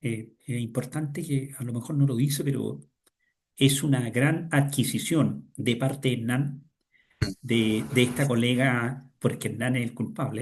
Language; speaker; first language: Spanish; native; Spanish